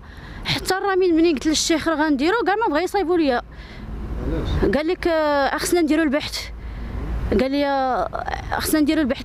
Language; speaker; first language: Arabic; native; Arabic